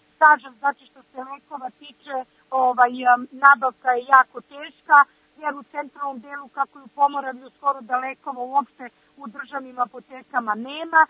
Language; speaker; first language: Serbian; native; Serbian